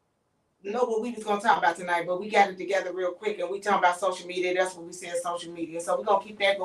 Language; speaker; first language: English; native; English